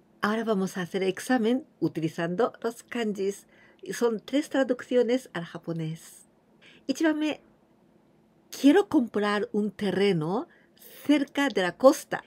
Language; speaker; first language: Spanish; non-native, fluent; Japanese